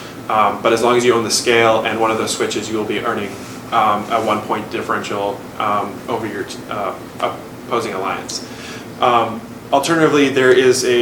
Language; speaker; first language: English; native; English